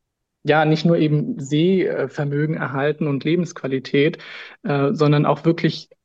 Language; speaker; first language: German; native; German